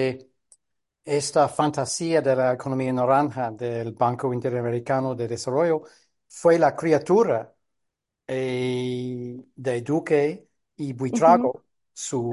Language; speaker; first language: Spanish; non-native, fluent; English